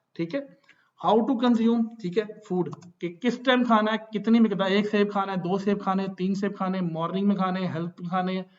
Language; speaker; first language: Urdu; non-native, local second language; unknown